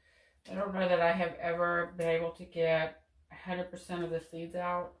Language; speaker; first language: English; native; English